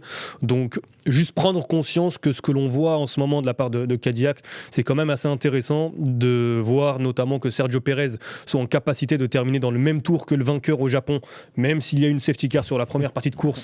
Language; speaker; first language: French; native; French